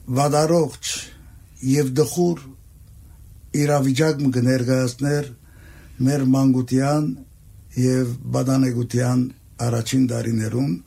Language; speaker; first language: Armenian; native; Armenian